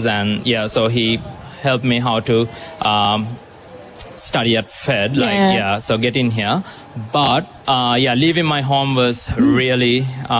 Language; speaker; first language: English; non-native, local second language; Sinhala